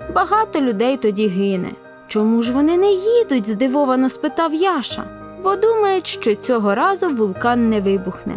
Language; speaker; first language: Ukrainian; native; Ukrainian